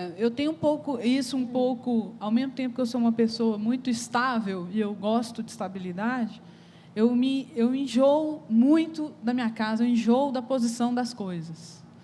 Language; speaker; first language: Portuguese; native; Portuguese